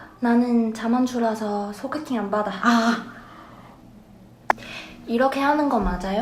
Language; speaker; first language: Korean; non-native, learner; Chinese